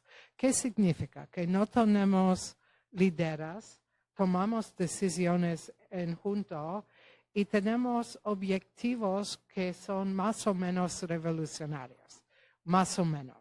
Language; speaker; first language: Spanish; non-native, fluent; Polish